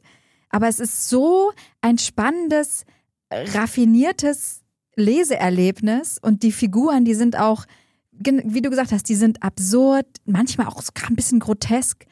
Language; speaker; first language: German; native; German